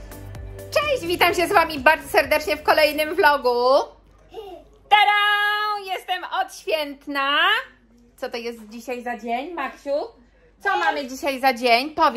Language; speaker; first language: Polish; native; Polish